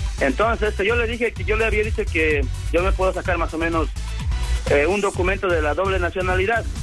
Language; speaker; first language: Spanish; native; Spanish